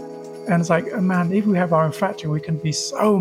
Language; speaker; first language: English; early bilingual, other home language; Vietnamese